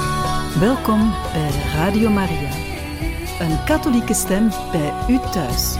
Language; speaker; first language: Dutch; native; Dutch